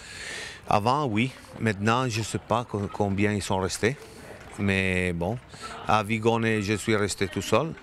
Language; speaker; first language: French; non-native, learner; Italian